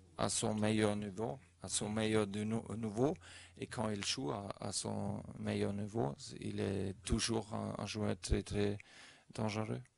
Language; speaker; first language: French; non-native, learner; German